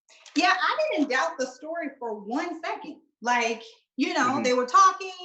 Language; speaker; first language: English; native; English